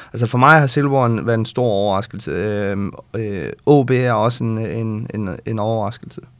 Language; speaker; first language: Danish; native; Danish